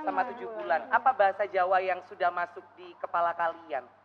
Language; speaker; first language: Indonesian; native; Indonesian